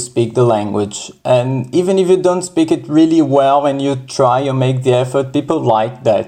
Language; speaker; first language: English; non-native, fluent; Portuguese